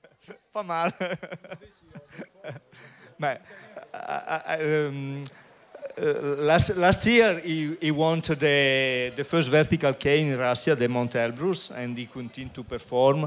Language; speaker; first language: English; non-native, learner; Italian